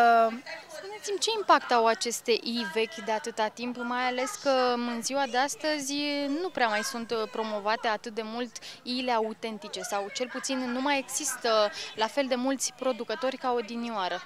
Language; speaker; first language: Romanian; native; Romanian